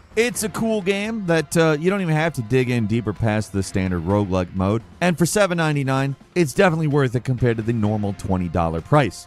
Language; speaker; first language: English; native; English